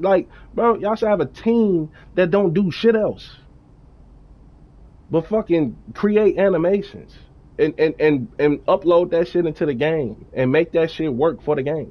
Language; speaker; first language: English; native; English